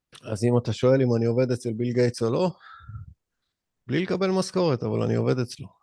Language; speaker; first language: Hebrew; native; Hebrew